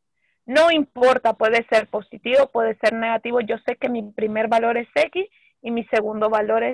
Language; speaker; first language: Spanish; native; Spanish